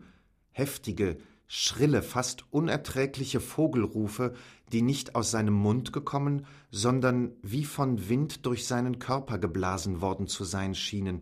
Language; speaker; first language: German; native; German